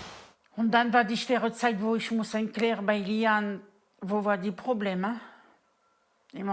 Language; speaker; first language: German; non-native, learner; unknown